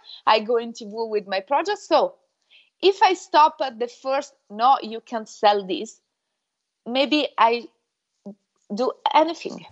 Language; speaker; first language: English; non-native, fluent; Italian